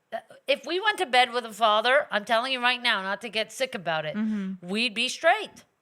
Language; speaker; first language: English; native; English